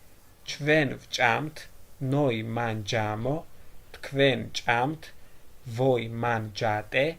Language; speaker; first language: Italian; non-native, fluent; Georgian